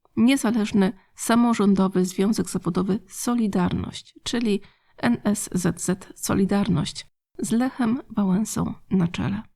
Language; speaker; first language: Polish; native; Polish